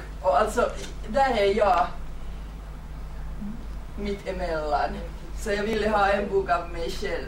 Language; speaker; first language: Swedish; non-native, fluent; Finnish